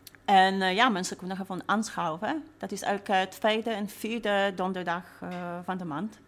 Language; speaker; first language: Dutch; non-native, fluent; Polish